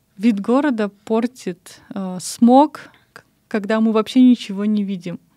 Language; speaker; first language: Russian; non-native, local second language; Kyrgyz